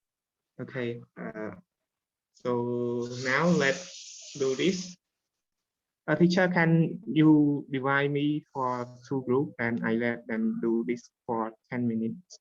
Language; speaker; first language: English; non-native, learner; Khmer